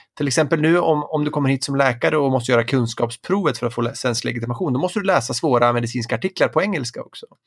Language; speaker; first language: Swedish; native; Swedish